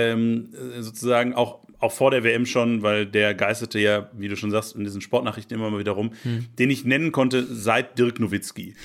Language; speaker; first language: German; native; German